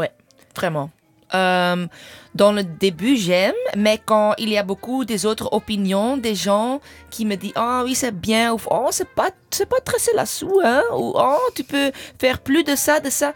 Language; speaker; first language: French; non-native, learner; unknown